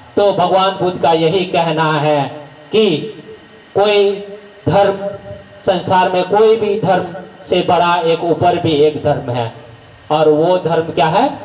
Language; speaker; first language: Hindi; non-native, local second language; Marathi